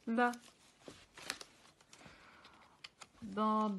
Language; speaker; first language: Arabic; non-native, learner; English